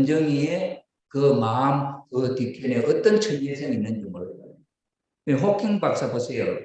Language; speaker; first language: Korean; native; Korean